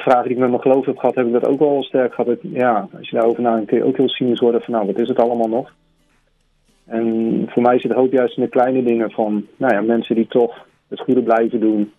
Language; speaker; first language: Dutch; native; Dutch